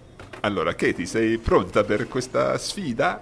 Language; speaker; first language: Italian; non-native, fluent; English